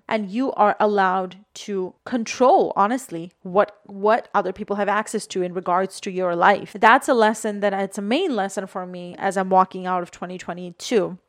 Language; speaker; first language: English; non-native, local second language; Bangla